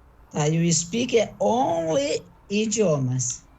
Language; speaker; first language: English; non-native, learner; Portuguese